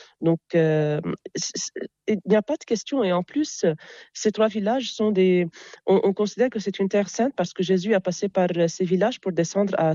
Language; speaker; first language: French; non-native, local second language; Arabic